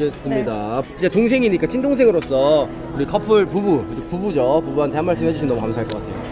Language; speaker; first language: Korean; native; Korean